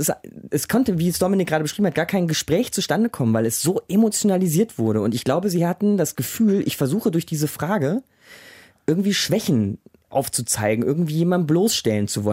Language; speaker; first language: German; native; German